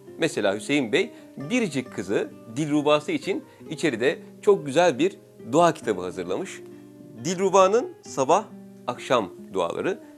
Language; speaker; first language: Turkish; native; Turkish